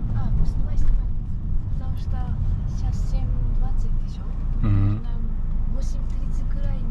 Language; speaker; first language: Russian; early bilingual, heritage; Russian